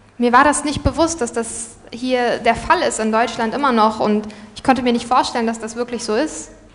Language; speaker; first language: German; native; German